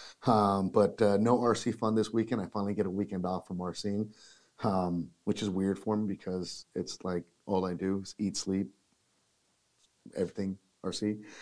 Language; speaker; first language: English; early bilingual, other home language; Spanish